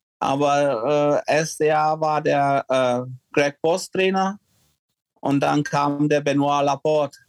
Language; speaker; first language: German; early bilingual, other home language; Czech